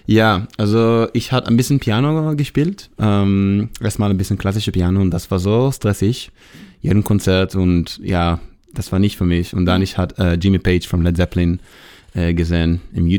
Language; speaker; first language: German; non-native, learner; Hebrew